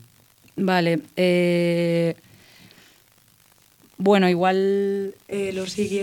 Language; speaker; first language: Spanish; native; Spanish